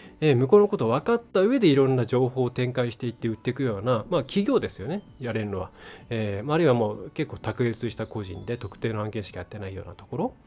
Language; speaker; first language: Japanese; native; Japanese